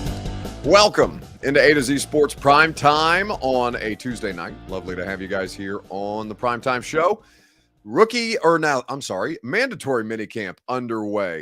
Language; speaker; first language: English; native; English